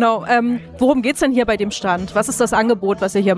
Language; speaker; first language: German; native; German